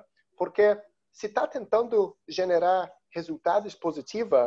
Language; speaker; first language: Spanish; non-native, learner; Portuguese